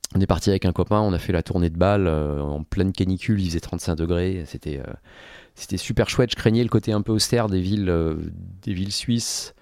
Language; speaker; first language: French; native; French